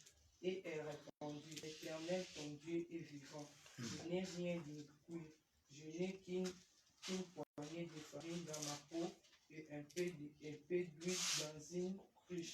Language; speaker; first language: French; non-native, local second language; Lingala